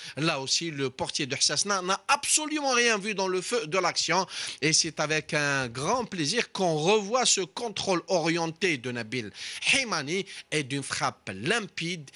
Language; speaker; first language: French; non-native, local second language; Arabic